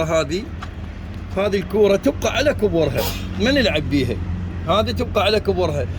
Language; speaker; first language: Arabic; native; Arabic